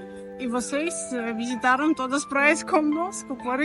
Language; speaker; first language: Portuguese; non-native, learner; Russian